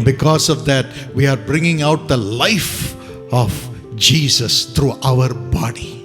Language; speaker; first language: English; non-native, local second language; Tamil